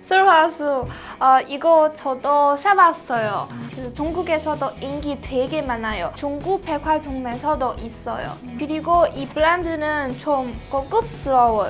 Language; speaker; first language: Korean; non-native, fluent; Chinese